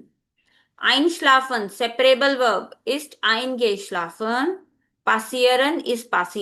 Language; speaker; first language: German; non-native, learner; Hindi